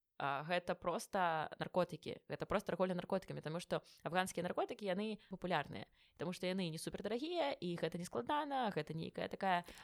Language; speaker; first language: Belarusian; non-native, local second language; Russian